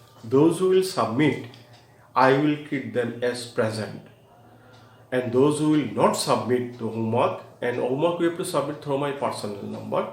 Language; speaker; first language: English; non-native, local second language; Bangla